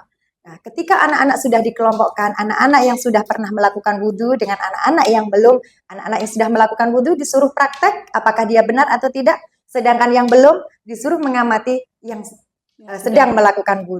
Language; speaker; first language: Indonesian; non-native, local second language; Javanese